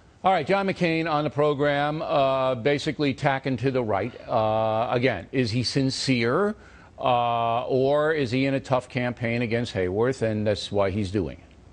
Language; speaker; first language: English; native; English